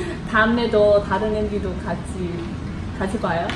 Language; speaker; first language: Korean; non-native, fluent; Vietnamese